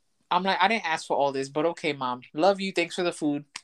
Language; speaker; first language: English; early bilingual, other home language; Spanish